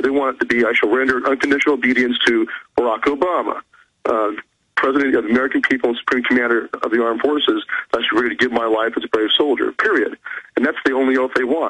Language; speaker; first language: English; native; English